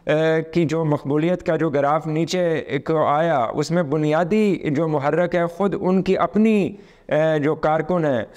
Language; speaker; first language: Urdu; native; Urdu